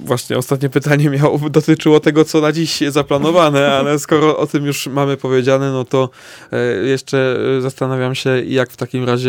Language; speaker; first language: Polish; native; Polish